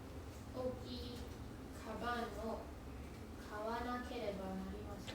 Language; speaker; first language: Japanese; non-native, learner; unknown